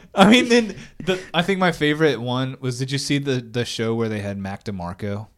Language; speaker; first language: English; native; English